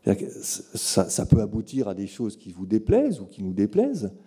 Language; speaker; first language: French; native; French